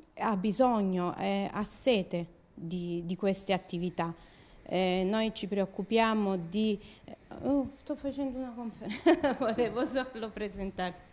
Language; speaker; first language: Italian; native; Italian